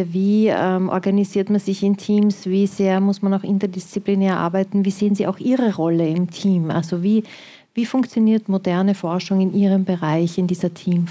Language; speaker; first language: German; native; German